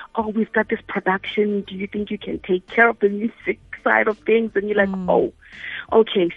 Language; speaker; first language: English; non-native, local second language; Tswana